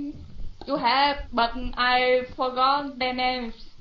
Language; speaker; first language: English; non-native, learner; Vietnamese